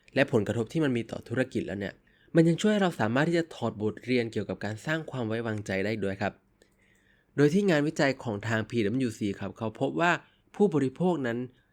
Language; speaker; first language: Thai; native; Thai